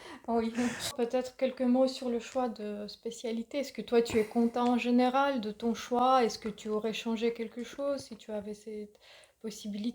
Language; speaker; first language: French; non-native, fluent; Russian